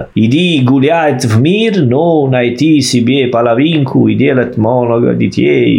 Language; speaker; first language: Russian; non-native, fluent; Italian